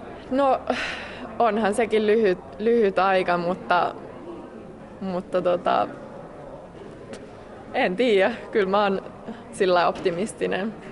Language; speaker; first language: Finnish; native; Finnish